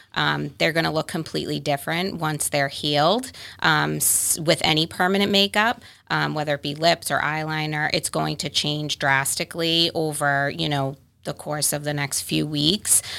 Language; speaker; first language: English; native; English